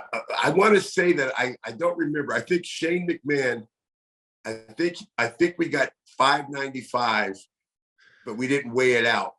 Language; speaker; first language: English; native; English